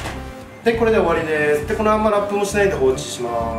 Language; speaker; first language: Japanese; native; Japanese